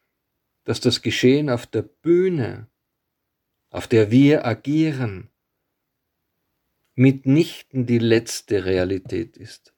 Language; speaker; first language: German; native; German